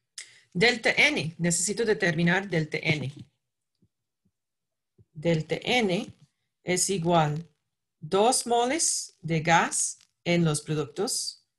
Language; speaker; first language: Spanish; non-native, fluent; English